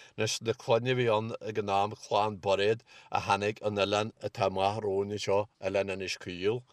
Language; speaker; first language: Irish; native; Irish